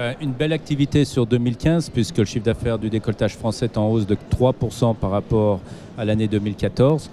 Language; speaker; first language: French; native; French